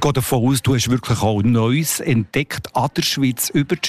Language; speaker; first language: German; native; German